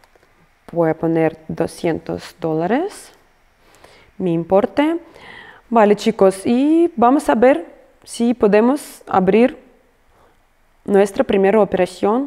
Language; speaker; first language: Spanish; non-native, fluent; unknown